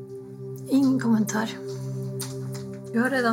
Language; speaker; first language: Swedish; non-native, fluent; Spanish